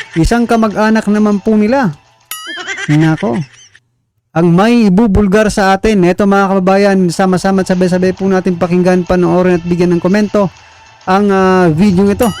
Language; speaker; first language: Filipino; native; Filipino